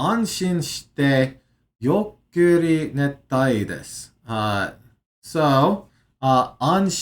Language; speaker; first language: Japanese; non-native, learner; English